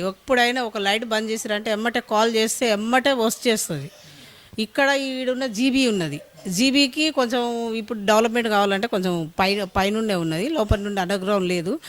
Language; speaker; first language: Telugu; native; Telugu